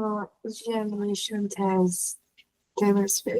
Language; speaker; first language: French; non-native, learner; Portuguese